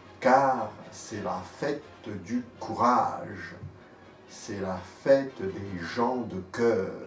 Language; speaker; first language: French; native; French